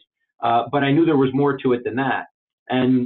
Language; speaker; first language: English; native; English